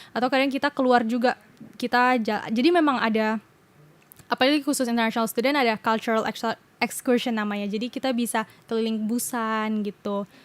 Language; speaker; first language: Indonesian; native; Indonesian